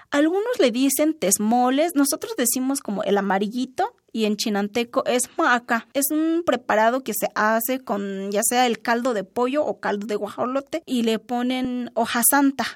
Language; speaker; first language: Spanish; non-native, local second language; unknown